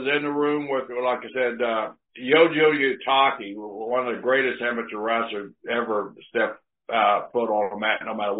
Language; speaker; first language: English; native; English